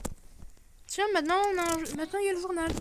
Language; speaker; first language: French; native; French